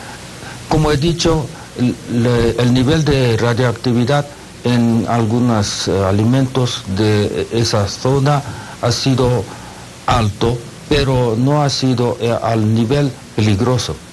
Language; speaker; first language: Spanish; non-native, learner; Japanese